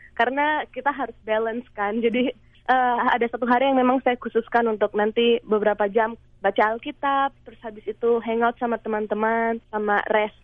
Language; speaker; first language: Indonesian; native; Indonesian